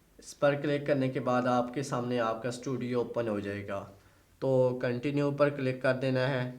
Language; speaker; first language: Urdu; non-native, local second language; Punjabi